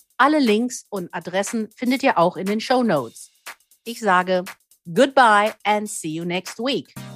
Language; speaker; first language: German; native; German